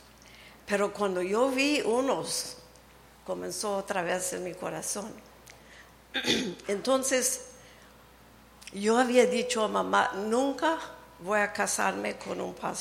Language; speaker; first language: Spanish; early bilingual, heritage; Spanish